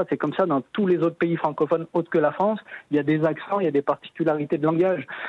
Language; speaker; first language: French; native; French